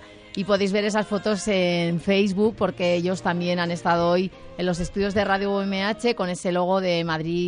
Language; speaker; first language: Spanish; native; Spanish